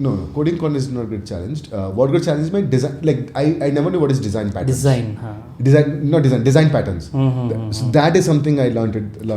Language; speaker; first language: English; non-native, local second language; Hindi